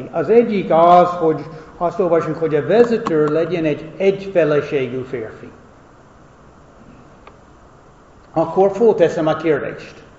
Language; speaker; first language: Hungarian; non-native, fluent; English